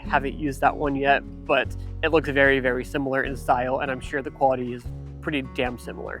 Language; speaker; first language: English; native; English